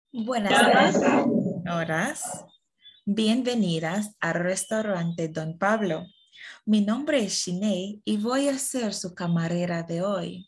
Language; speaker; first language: Spanish; non-native, fluent; English